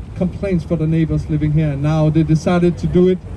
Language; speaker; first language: English; non-native, fluent; Danish